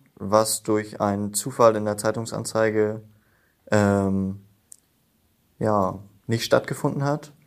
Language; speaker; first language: German; native; German